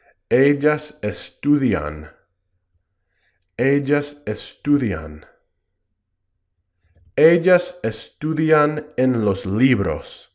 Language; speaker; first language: Spanish; non-native, fluent; English